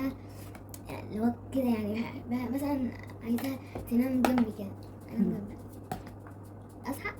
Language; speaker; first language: Arabic; native; Arabic